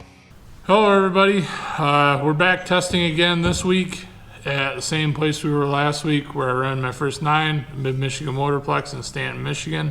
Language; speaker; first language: English; native; English